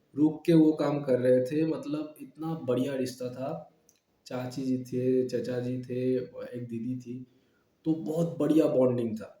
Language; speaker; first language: Hindi; non-native, local second language; Bangla